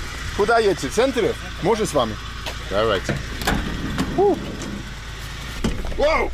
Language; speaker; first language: Russian; non-native, learner; English